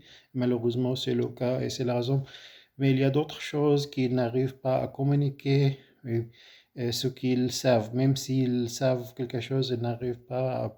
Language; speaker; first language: French; non-native, fluent; Arabic